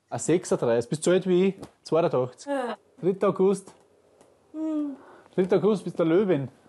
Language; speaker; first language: German; native; German